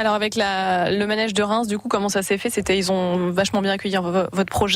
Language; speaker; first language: French; native; French